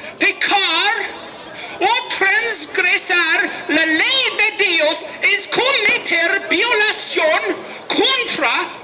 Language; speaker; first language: Spanish; non-native, learner; English